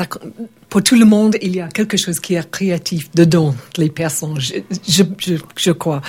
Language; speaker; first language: French; non-native, learner; English